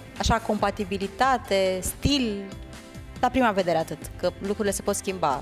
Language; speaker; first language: Romanian; native; Romanian